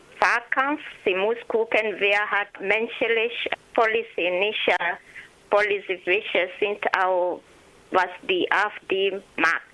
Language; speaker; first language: German; non-native, learner; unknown